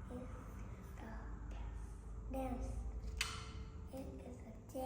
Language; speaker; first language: English; non-native, learner; Vietnamese